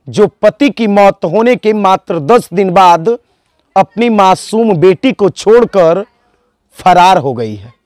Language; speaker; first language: Hindi; native; Hindi